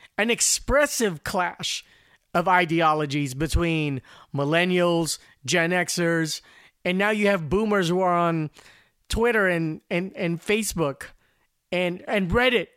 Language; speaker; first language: English; non-native, local second language; Filipino